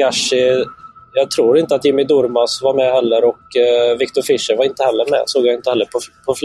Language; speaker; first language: Swedish; native; Swedish